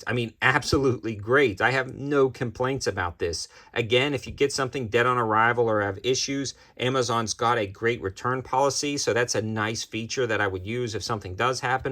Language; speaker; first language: English; native; English